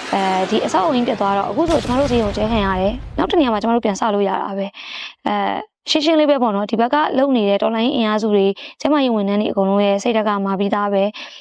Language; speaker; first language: Burmese; native; Burmese